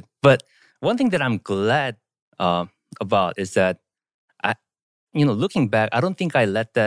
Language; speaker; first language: English; non-native, fluent; Korean